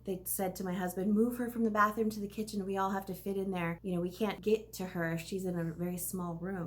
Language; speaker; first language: English; native; English